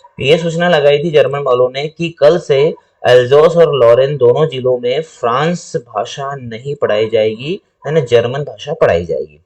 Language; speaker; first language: Hindi; native; Hindi